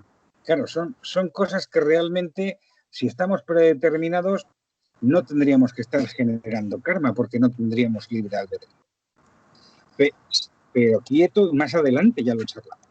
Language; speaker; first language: Spanish; native; Spanish